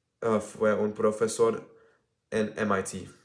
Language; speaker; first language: Spanish; non-native, learner; English